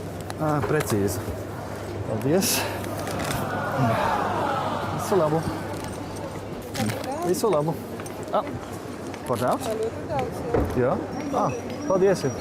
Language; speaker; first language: Latvian; non-native, learner; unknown